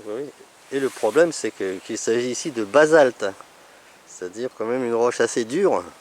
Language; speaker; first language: French; native; French